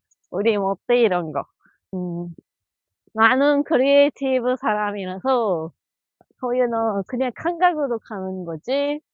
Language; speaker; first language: Korean; non-native, learner; Japanese